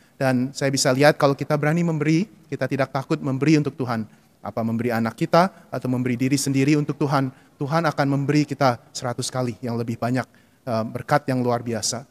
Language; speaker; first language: Indonesian; native; Indonesian